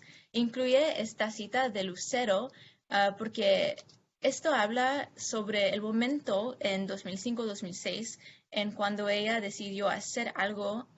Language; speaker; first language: Spanish; non-native, fluent; English